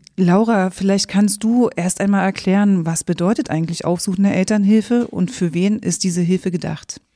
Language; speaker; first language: German; native; German